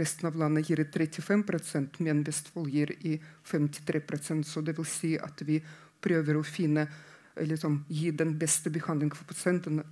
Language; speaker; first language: Norwegian; non-native, fluent; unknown